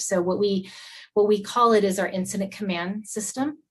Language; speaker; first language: English; native; English